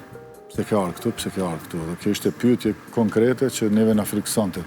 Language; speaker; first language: Albanian; native; Albanian